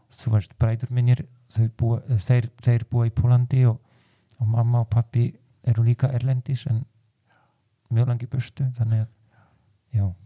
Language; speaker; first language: Icelandic; non-native, fluent; Polish